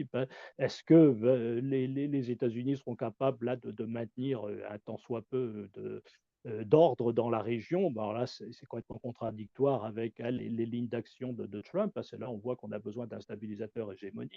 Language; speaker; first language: French; native; French